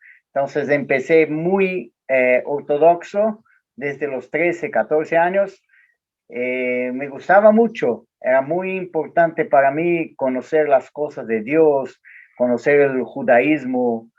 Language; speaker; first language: Spanish; non-native, learner; Portuguese